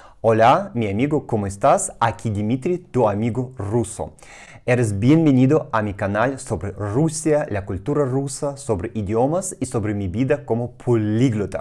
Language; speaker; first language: Spanish; non-native, fluent; Russian